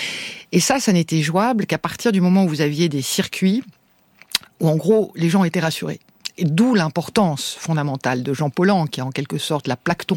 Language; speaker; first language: French; native; French